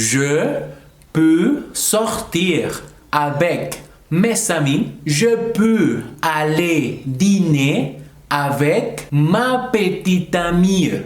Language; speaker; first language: French; non-native, fluent; Spanish